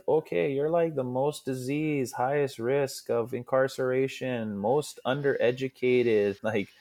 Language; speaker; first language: English; native; English